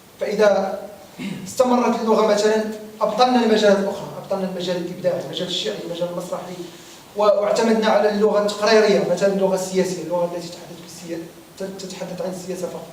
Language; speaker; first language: Arabic; native; Arabic